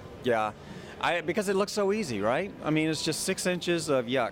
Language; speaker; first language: English; native; English